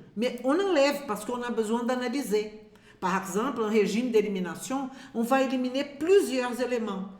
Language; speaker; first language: French; non-native, fluent; Portuguese